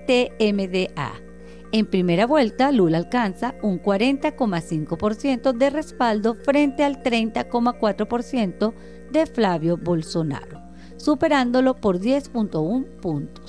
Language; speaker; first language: Spanish; native; Spanish